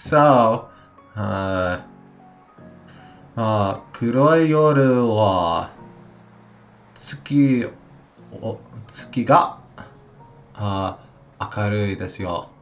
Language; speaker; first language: Japanese; non-native, learner; English